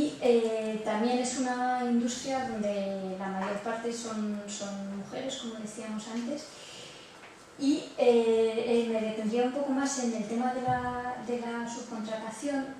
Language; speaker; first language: Spanish; native; Spanish